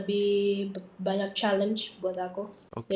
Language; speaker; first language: Indonesian; early bilingual, heritage; Dutch